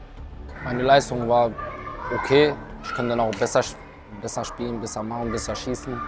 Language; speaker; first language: German; non-native, learner; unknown